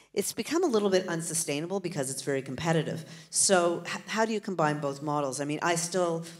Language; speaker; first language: English; native; English